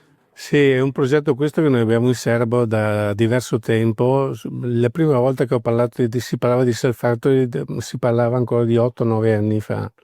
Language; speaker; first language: Italian; native; Italian